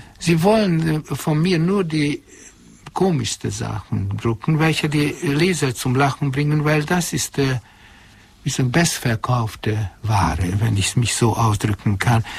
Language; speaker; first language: German; non-native, fluent; Hungarian